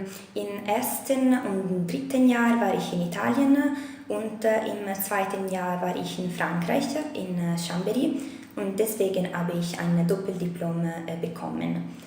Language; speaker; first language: German; non-native, fluent; Italian